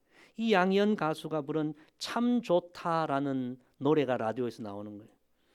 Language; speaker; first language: Korean; native; Korean